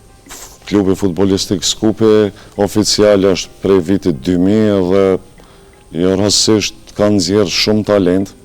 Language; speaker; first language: Albanian; native; Albanian